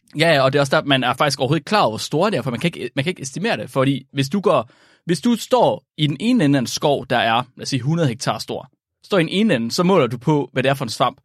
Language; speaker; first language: Danish; native; Danish